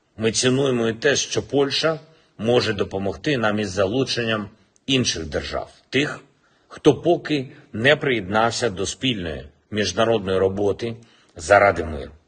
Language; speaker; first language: Ukrainian; non-native, local second language; Russian